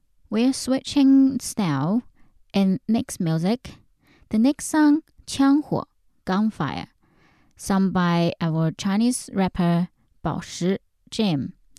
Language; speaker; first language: English; non-native, fluent; Chinese